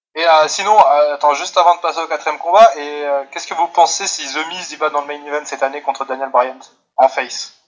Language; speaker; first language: French; native; French